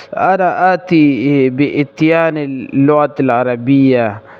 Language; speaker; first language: Arabic; non-native, learner; Pashto